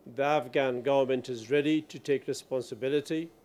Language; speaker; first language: English; non-native, fluent; Persian